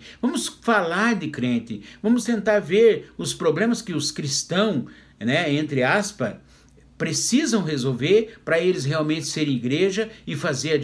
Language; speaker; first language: Portuguese; native; Portuguese